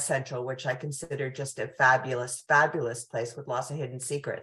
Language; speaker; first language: English; native; English